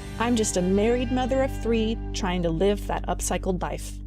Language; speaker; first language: English; native; English